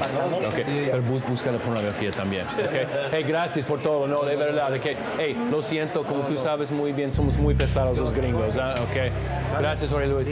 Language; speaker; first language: Spanish; non-native, learner; English